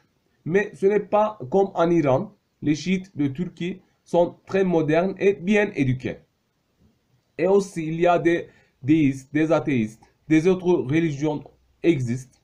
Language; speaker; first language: French; non-native, fluent; Turkish